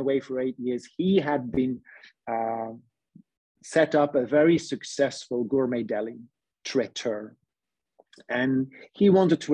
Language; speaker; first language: English; non-native, fluent; Dutch